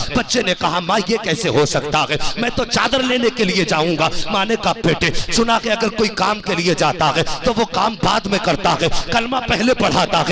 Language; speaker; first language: Urdu; native; Urdu